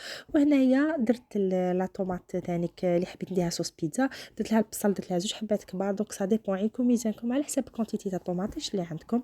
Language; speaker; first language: Arabic; native; Arabic